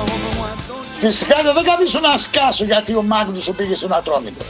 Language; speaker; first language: Greek; native; Greek